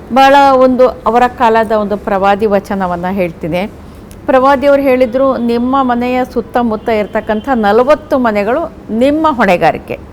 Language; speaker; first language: Kannada; non-native, local second language; Urdu